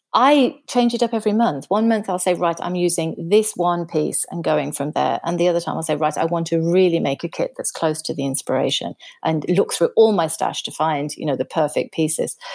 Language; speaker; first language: English; native; English